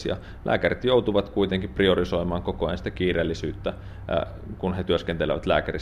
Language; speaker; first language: Finnish; native; Finnish